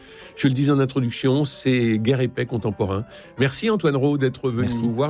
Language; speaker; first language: French; native; French